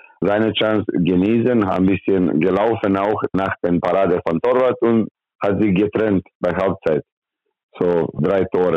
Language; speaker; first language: German; non-native, learner; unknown